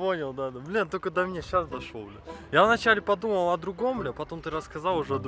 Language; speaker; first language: Russian; native; Russian